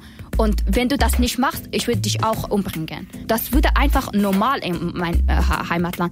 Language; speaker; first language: German; non-native, learner; Persian